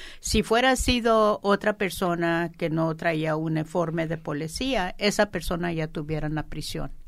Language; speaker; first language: Spanish; early bilingual, heritage; Spanish